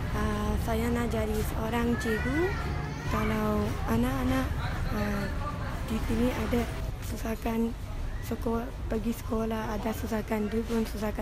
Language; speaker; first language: Indonesian; early bilingual, other home language; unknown